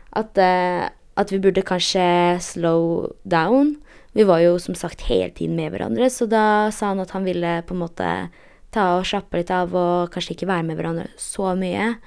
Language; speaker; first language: Norwegian; early bilingual, other home language; Polish